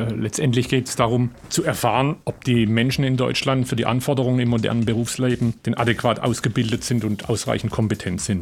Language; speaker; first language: German; native; German